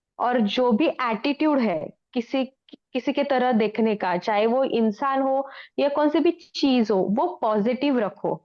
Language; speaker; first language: Hindi; non-native, local second language; Marathi